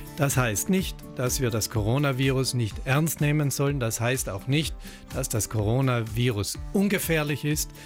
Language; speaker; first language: German; native; German